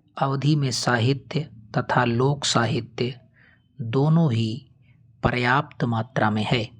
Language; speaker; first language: Hindi; native; Hindi